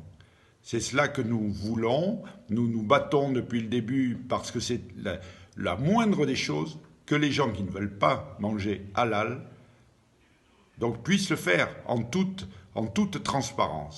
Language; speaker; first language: French; native; French